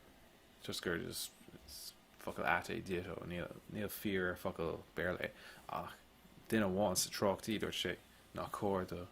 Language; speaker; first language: Irish; non-native, local second language; English